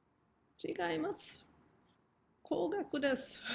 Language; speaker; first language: Japanese; non-native, fluent; German